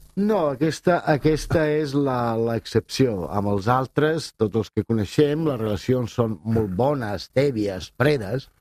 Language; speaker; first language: Catalan; non-native, fluent; Italian